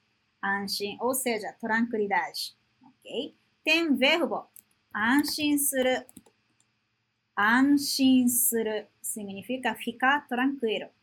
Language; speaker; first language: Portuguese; non-native, fluent; Japanese